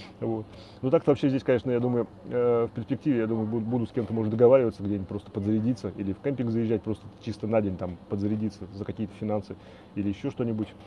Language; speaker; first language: Russian; native; Russian